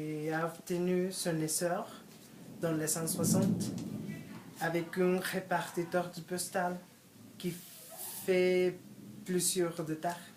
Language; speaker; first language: French; non-native, learner; Spanish